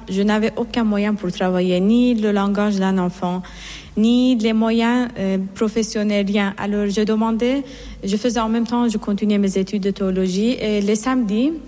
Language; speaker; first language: French; non-native, fluent; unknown